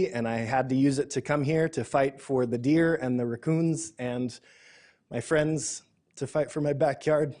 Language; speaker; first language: English; native; English